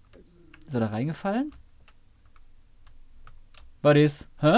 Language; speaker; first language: German; native; German